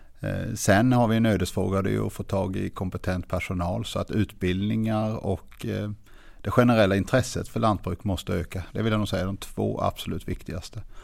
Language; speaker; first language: Swedish; native; Swedish